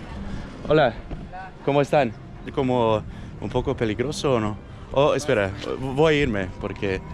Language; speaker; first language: Spanish; non-native, learner; English